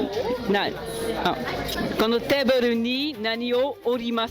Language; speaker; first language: Japanese; non-native, learner; French